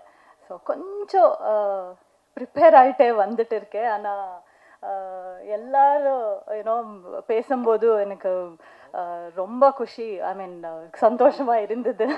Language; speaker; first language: Tamil; non-native, learner; Kannada